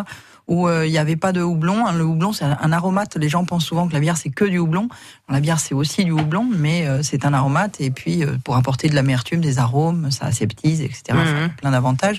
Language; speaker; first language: French; native; French